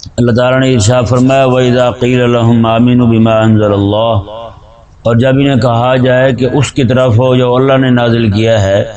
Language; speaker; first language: Urdu; native; Urdu